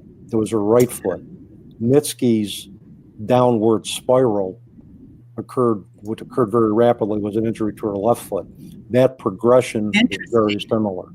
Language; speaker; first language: English; native; English